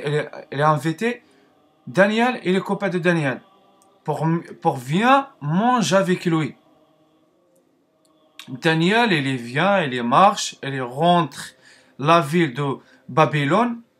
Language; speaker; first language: French; non-native, learner; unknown